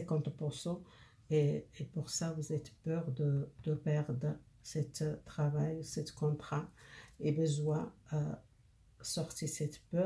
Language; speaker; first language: French; non-native, fluent; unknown